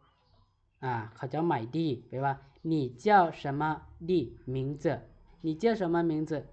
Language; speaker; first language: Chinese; non-native, fluent; Lao